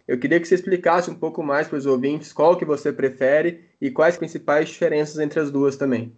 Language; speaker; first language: Portuguese; native; Portuguese